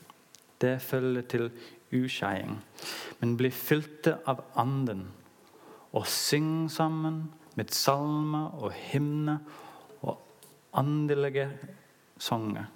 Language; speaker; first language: Norwegian; non-native, learner; English